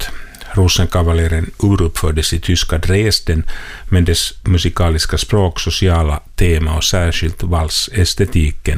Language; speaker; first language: Swedish; native; Swedish